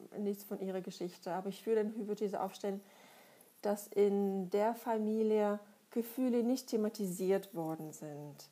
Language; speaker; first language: German; non-native, fluent; Russian